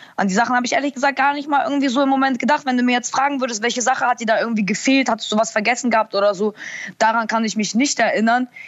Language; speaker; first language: German; early bilingual, other home language; Russian